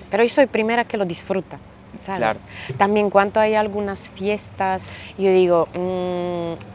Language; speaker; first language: Spanish; non-native, fluent; Slovak